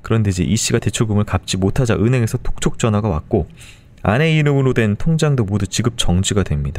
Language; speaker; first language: Korean; native; Korean